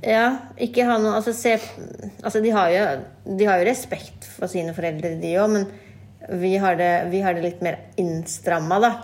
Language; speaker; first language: Norwegian; non-native, local second language; Kurdish